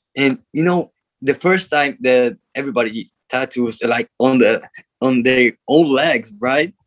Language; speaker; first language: English; non-native, learner; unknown